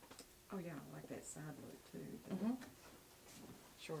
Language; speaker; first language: English; native; English